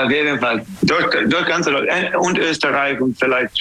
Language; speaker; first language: German; non-native, learner; English